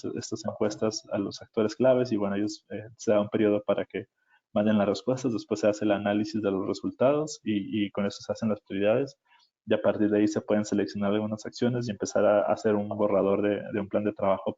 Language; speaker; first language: Spanish; native; Spanish